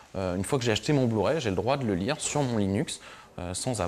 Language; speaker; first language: French; native; French